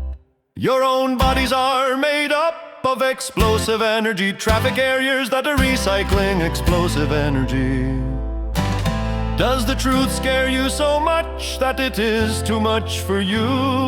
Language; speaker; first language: English; non-native, fluent; Finnish